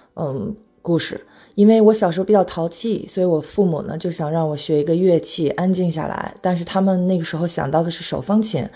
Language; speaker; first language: Chinese; native; Chinese